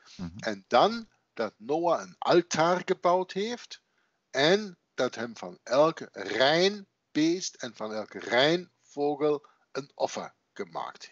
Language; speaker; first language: Dutch; non-native, fluent; German